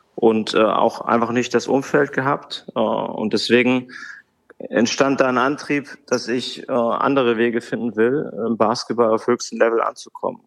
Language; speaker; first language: German; native; German